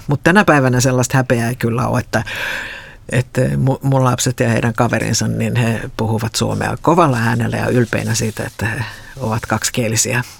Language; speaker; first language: Finnish; native; Finnish